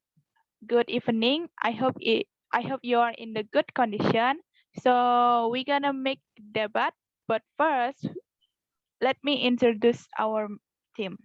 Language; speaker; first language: English; non-native, learner; Indonesian